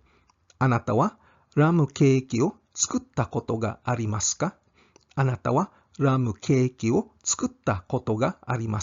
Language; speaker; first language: Japanese; non-native, fluent; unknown